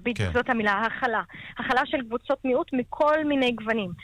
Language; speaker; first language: Hebrew; native; Hebrew